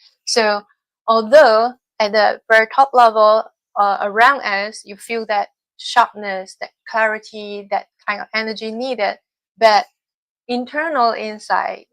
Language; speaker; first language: English; non-native, fluent; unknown